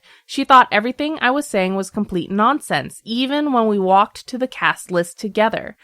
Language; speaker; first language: English; native; English